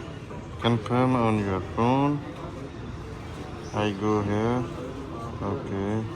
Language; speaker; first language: English; non-native, learner; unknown